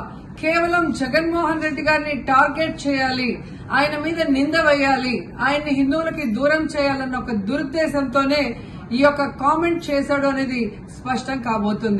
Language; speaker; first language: Telugu; native; Telugu